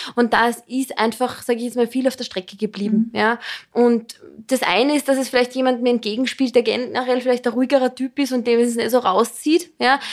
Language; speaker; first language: German; non-native, fluent; Serbian